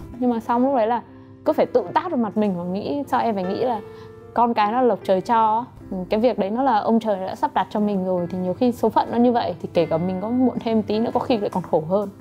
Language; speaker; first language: Vietnamese; native; Vietnamese